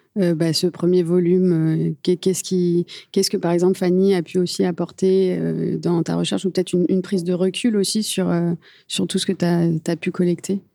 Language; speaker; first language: French; native; French